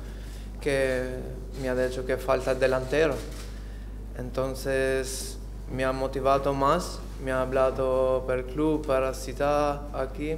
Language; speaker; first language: Spanish; non-native, learner; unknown